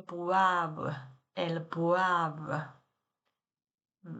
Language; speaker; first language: French; non-native, learner; Chinese